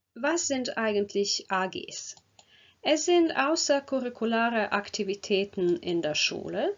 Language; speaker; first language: German; non-native, fluent; Croatian